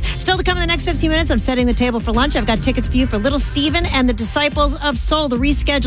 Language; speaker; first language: English; native; English